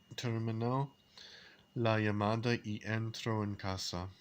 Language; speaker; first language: Spanish; non-native, learner; English